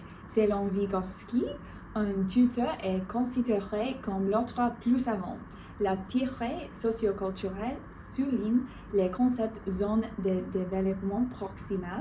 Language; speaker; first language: French; non-native, learner; English